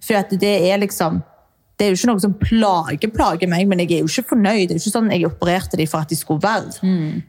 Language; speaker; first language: Norwegian; early bilingual, other home language; Arabic